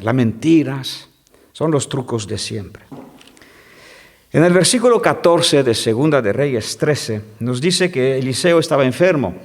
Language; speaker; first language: Spanish; non-native, fluent; French